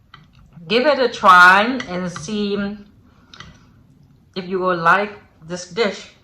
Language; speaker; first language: English; early bilingual, other home language; Vietnamese